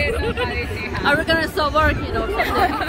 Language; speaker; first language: English; native; English